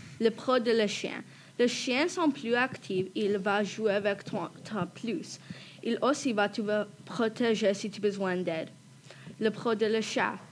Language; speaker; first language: French; non-native, learner; English